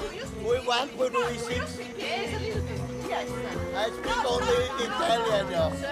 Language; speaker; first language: English; non-native, learner; German